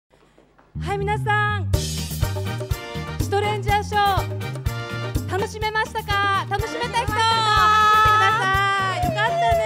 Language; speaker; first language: Japanese; native; Japanese